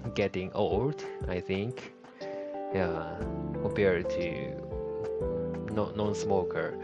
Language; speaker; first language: English; non-native, learner; Japanese